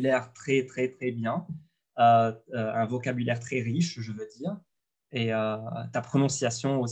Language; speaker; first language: French; non-native, local second language; Arabic